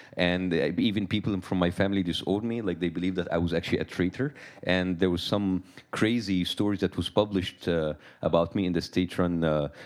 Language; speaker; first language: English; non-native, fluent; Arabic